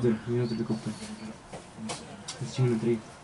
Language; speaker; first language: Spanish; early bilingual, heritage; Spanish